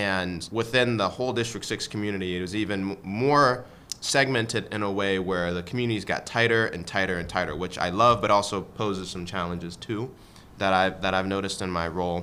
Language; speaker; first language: English; native; English